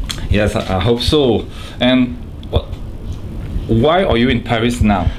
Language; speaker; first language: English; non-native, fluent; French